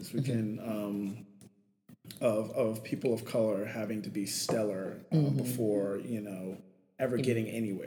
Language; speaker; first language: English; native; English